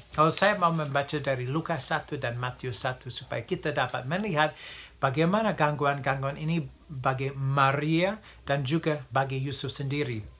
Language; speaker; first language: Indonesian; non-native, fluent; English